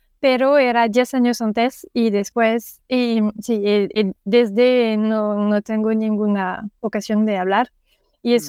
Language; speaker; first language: Spanish; non-native, learner; French